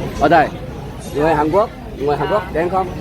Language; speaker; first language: Vietnamese; non-native, learner; Korean